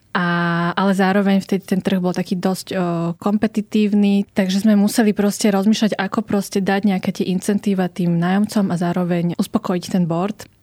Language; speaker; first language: Slovak; native; Slovak